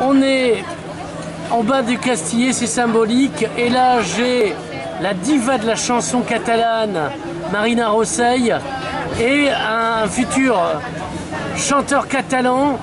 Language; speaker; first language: French; native; French